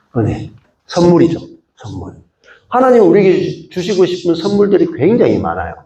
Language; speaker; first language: Korean; native; Korean